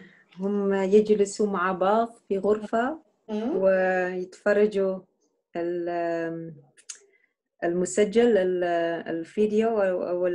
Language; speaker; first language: Arabic; non-native, learner; Dutch